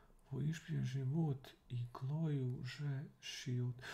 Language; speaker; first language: Russian; non-native, learner; Croatian